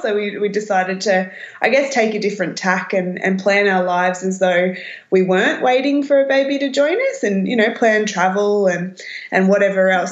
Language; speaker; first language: English; native; English